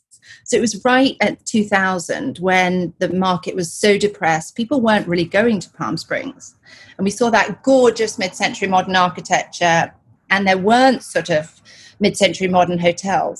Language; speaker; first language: English; native; English